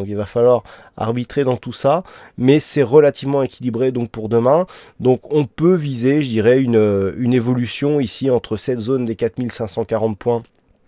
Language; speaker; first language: French; native; French